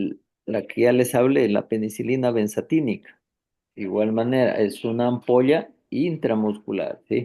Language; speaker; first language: Spanish; native; Spanish